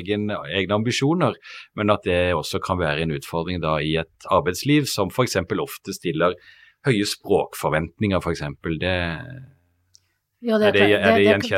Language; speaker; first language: Norwegian; native; Norwegian